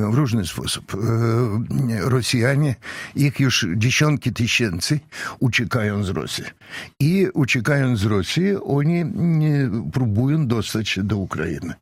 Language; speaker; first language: Polish; non-native, fluent; Russian